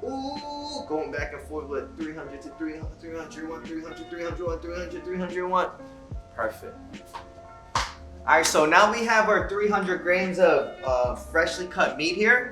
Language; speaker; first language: English; native; English